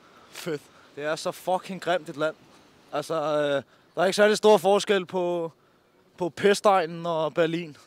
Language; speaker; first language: Danish; native; Danish